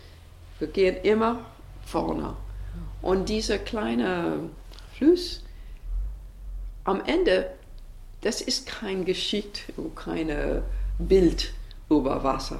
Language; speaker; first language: German; non-native, learner; English